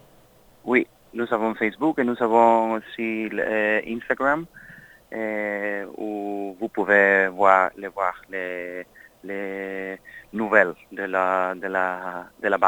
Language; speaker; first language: French; non-native, learner; Spanish